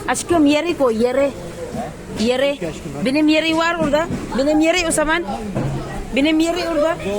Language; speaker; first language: Turkish; non-native, learner; Filipino